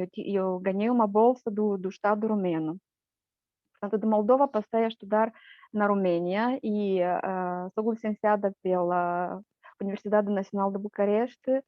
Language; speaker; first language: Portuguese; non-native, fluent; Romanian